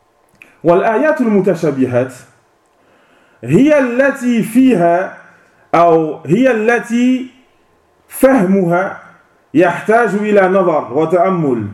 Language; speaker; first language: Arabic; non-native, fluent; French